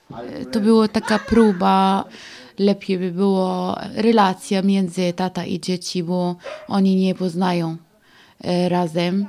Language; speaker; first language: Polish; non-native, learner; Arabic